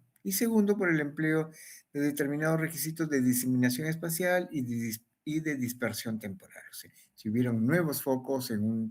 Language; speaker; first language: Spanish; native; Spanish